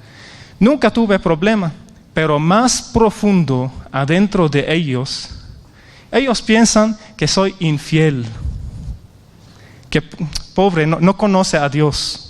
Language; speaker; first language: Spanish; non-native, fluent; Arabic